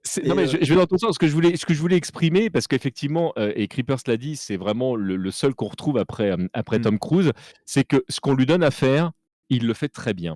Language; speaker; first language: French; native; French